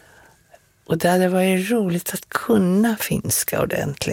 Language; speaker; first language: Swedish; native; Swedish